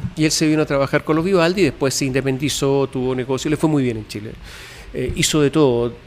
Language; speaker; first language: Spanish; native; Spanish